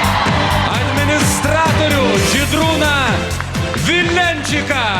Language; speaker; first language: Lithuanian; native; Lithuanian